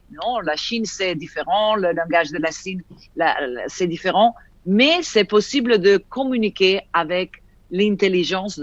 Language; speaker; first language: French; non-native, fluent; Italian